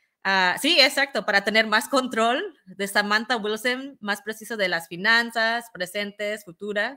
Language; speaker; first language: Spanish; early bilingual, heritage; Spanish